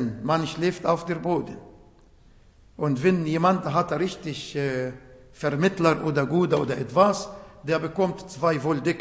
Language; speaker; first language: German; non-native, fluent; Arabic